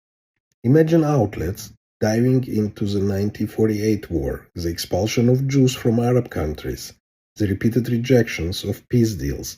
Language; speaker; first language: English; non-native, fluent; Hebrew